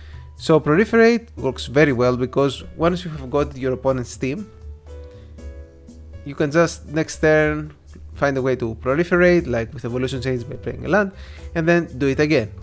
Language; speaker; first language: English; non-native, fluent; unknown